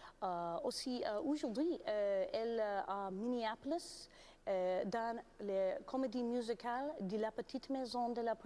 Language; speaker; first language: French; non-native, learner; English